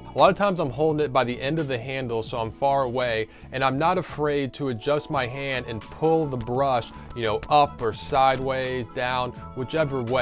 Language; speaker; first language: English; native; English